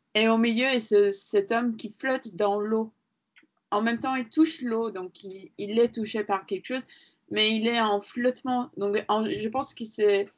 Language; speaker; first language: French; non-native, fluent; Latvian